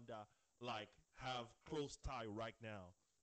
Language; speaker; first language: English; non-native, fluent; French